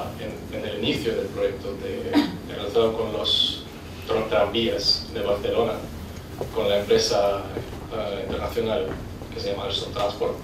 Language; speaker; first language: Spanish; non-native, fluent; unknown